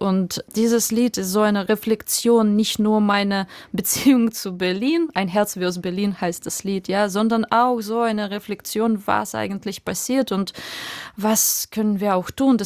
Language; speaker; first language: German; non-native, fluent; Russian